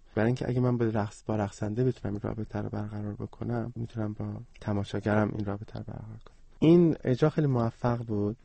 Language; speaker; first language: Persian; early bilingual, heritage; Persian